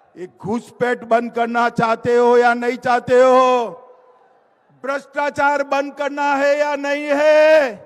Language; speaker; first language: Hindi; non-native, local second language; Gujarati